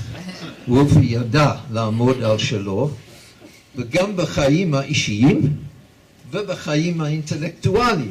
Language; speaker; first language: Hebrew; non-native, fluent; English